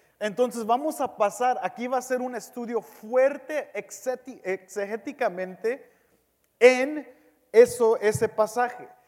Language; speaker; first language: Spanish; early bilingual, heritage; Spanish